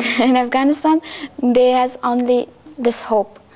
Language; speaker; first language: English; non-native, learner; Persian